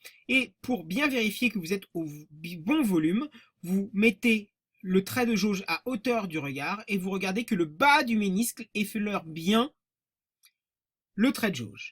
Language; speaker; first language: French; native; French